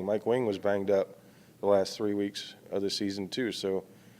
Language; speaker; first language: English; native; English